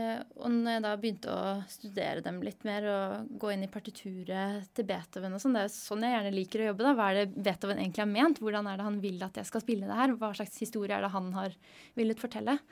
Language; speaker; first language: Norwegian; native; Norwegian